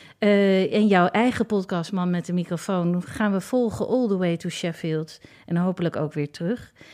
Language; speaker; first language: Dutch; native; Dutch